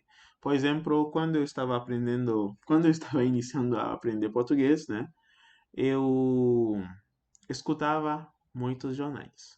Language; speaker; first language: Portuguese; non-native, fluent; French